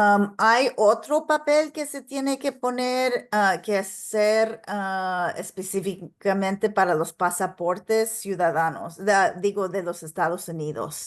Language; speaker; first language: Spanish; non-native, local second language; English